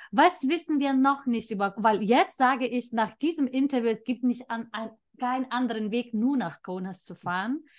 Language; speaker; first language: German; non-native, fluent; Lithuanian